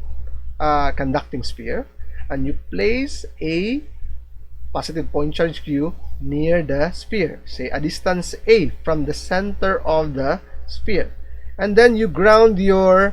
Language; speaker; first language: English; non-native, local second language; Filipino